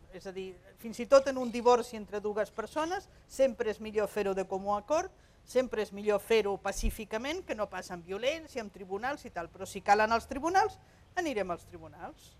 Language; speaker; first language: Catalan; native; Catalan